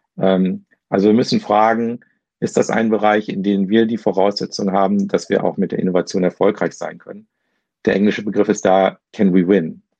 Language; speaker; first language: German; native; German